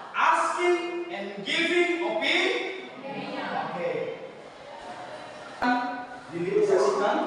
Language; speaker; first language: English; non-native, learner; Indonesian